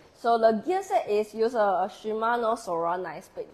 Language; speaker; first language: English; non-native, local second language; Chinese